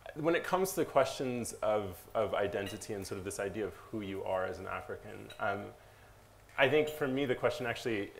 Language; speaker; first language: English; native; English